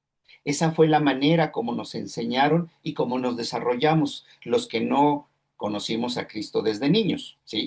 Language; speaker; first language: Spanish; native; Spanish